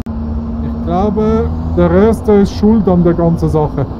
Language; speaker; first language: German; native; German